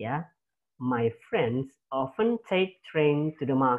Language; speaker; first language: English; non-native, fluent; Indonesian